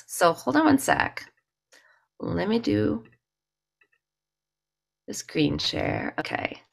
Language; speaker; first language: English; native; English